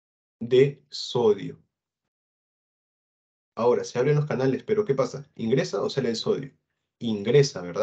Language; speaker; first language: Spanish; native; Spanish